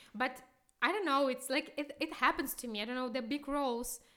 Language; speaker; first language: English; non-native, fluent; Ukrainian